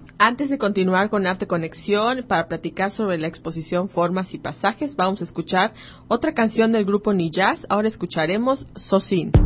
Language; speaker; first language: Spanish; native; Spanish